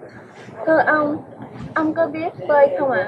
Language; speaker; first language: Vietnamese; non-native, learner; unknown